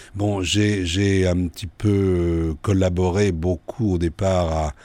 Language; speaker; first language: French; native; French